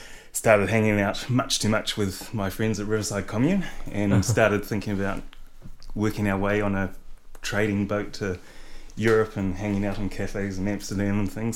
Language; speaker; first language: English; native; English